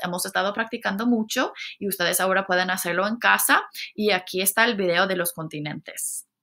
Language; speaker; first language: Spanish; non-native, fluent; English